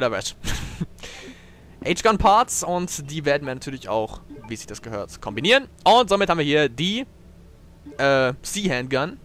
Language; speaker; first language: German; native; German